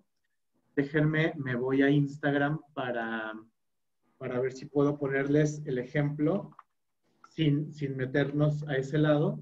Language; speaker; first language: Spanish; native; Spanish